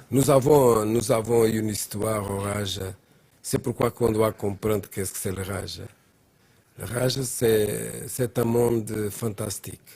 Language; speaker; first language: French; non-native, learner; Portuguese